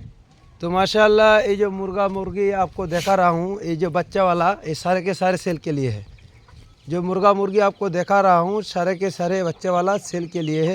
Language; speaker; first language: Hindi; non-native, local second language; Bangla